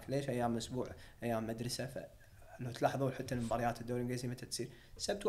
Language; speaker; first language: Arabic; native; Arabic